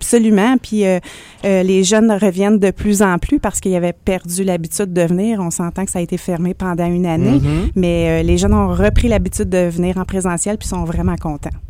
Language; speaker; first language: French; native; French